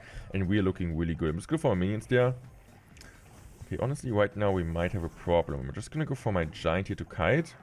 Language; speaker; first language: English; non-native, fluent; German